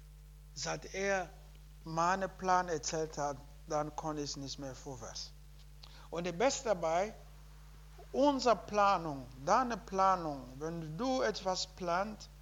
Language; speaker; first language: German; non-native, learner; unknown